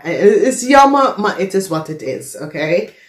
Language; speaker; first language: Dutch; non-native, fluent; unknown